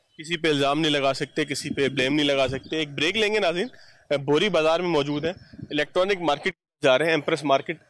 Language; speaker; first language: Urdu; native; Urdu